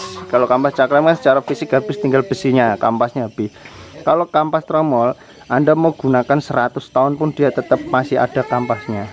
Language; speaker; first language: Indonesian; native; Indonesian